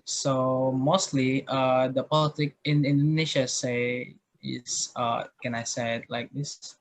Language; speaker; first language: English; non-native, learner; Indonesian